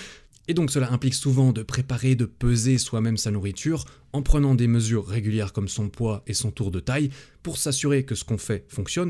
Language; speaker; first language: French; native; French